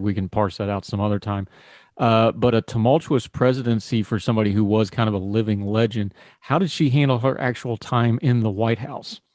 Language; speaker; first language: English; native; English